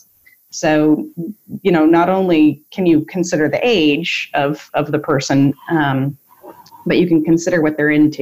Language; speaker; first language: English; native; English